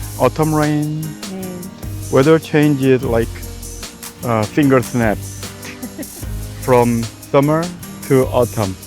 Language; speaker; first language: English; non-native, learner; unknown